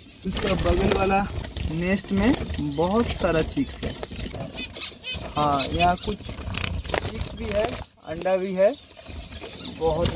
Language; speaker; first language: Hindi; non-native, local second language; Bangla